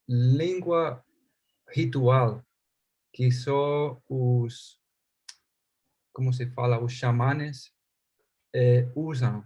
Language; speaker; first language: Portuguese; non-native, fluent; Spanish